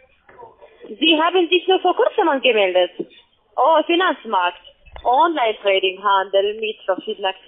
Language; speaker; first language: German; non-native, fluent; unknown